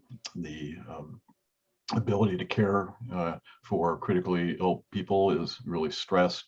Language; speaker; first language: English; native; English